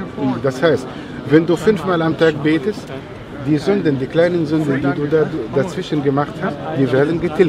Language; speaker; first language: German; non-native, fluent; Arabic